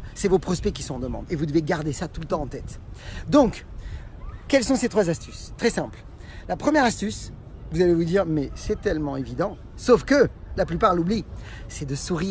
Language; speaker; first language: French; native; French